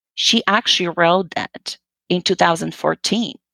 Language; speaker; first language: English; non-native, fluent; Polish